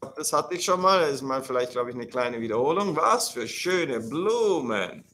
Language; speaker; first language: German; non-native, fluent; Italian